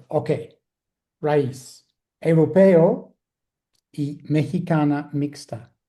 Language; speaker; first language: Spanish; non-native, fluent; English